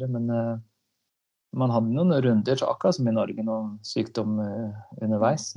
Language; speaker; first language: Norwegian; native; Norwegian